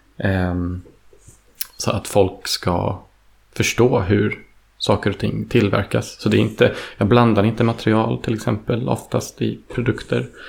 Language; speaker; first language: Swedish; early bilingual, heritage; Swedish